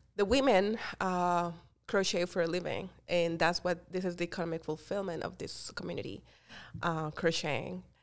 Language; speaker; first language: English; non-native, fluent; Spanish